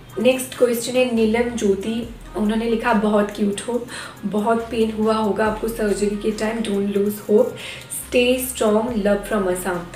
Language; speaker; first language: Hindi; non-native, local second language; Bangla